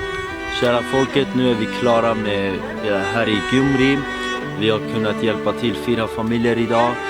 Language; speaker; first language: Swedish; early bilingual, other home language; Armenian